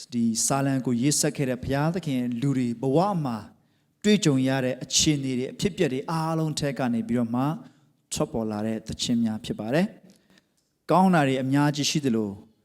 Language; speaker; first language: Burmese; non-native, local second language; Hakha Chin